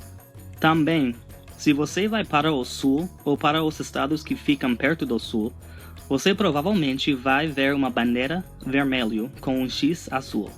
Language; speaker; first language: Portuguese; non-native, fluent; English